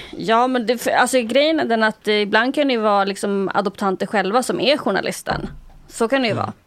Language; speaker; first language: Swedish; early bilingual, other home language; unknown